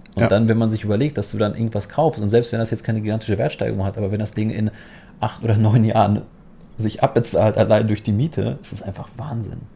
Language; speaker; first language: German; non-native, fluent; Polish